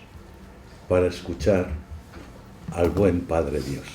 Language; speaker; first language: Spanish; native; Spanish